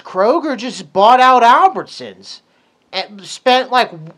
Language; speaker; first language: English; native; English